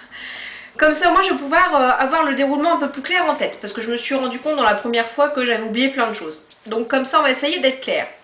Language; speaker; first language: French; native; French